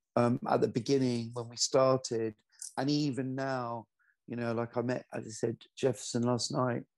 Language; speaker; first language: English; native; English